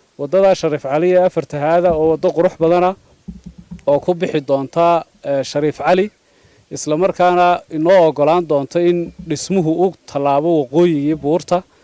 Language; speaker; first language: Somali; native; Somali